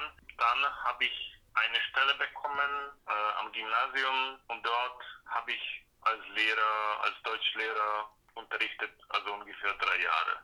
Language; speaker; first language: German; non-native, fluent; Slovak